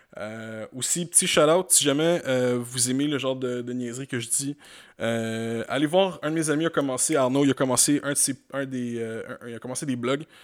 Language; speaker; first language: French; native; French